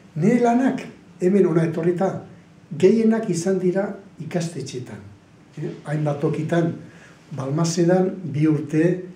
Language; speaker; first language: Basque; native; Basque